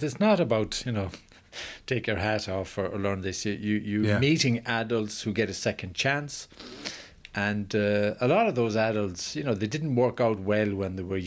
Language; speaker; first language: English; native; English